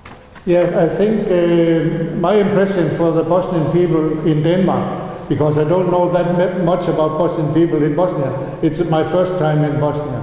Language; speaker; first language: English; non-native, fluent; Danish